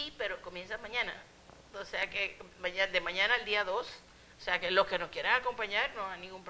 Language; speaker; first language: Spanish; native; Spanish